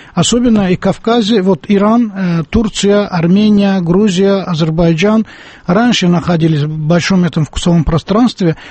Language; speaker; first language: Russian; non-native, local second language; Azerbaijani